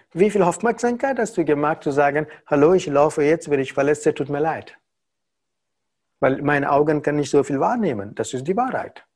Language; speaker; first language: German; non-native, learner; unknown